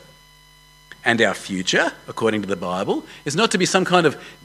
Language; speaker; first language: English; native; English